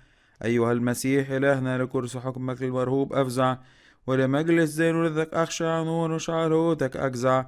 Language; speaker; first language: Arabic; native; Arabic